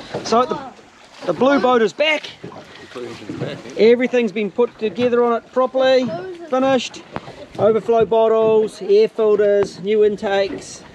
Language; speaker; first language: English; native; English